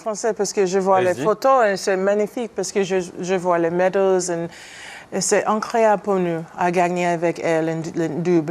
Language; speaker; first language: French; non-native, learner; English